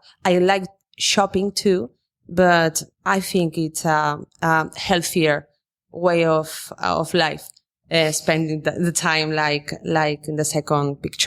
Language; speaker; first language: English; non-native, fluent; Spanish